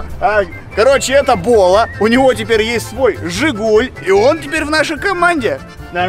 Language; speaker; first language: Russian; native; Russian